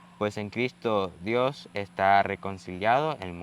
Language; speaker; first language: Spanish; native; Spanish